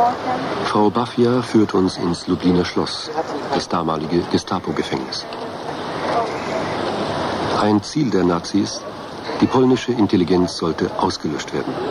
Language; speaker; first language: German; native; German